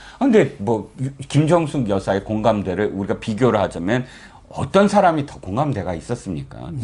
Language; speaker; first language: Korean; native; Korean